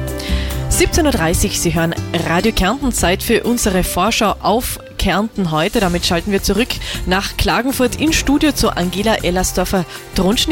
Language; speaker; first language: German; native; German